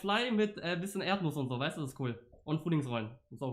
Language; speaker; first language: German; native; German